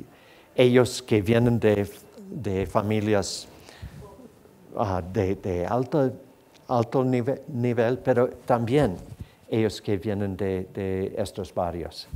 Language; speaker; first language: Spanish; non-native, fluent; English